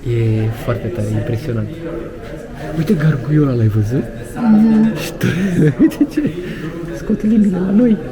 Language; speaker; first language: Romanian; native; Romanian